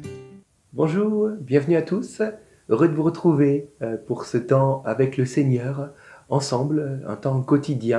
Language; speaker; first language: French; native; French